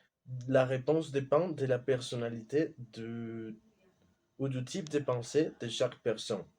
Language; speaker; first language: French; non-native, learner; Spanish